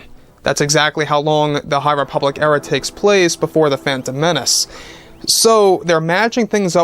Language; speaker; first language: English; native; English